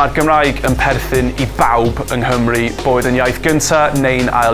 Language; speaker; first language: Welsh; non-native, local second language; English